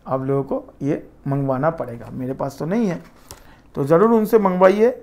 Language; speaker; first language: Hindi; non-native, local second language; Bangla